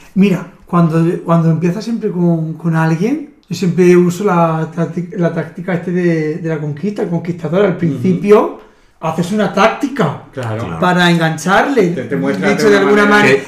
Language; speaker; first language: Spanish; native; Spanish